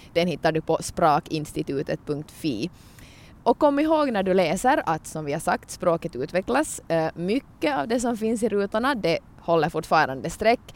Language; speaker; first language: Swedish; native; Swedish